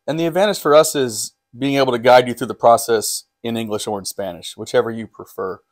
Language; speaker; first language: English; native; English